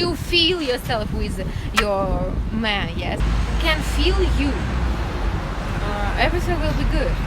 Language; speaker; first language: English; non-native, learner; Russian